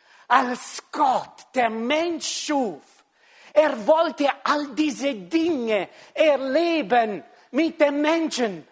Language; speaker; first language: German; non-native, fluent; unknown